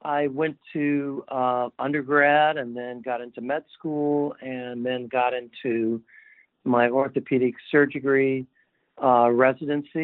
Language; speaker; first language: English; native; English